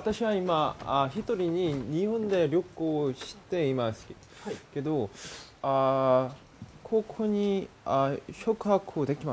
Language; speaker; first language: Japanese; non-native, learner; Korean